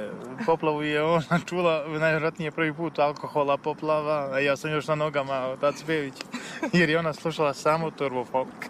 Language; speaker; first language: Serbian; native; Serbian